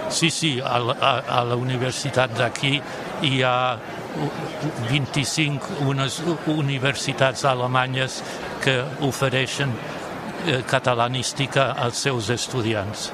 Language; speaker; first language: Catalan; non-native, fluent; German